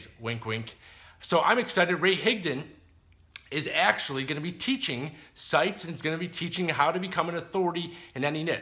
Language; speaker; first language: English; native; English